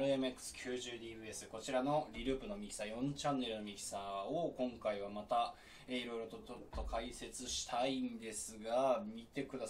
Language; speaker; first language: Japanese; native; Japanese